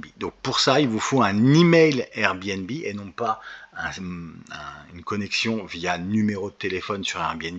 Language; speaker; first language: French; native; French